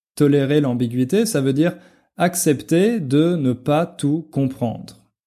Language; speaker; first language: French; native; French